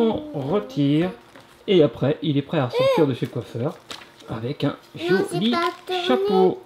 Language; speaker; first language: French; native; French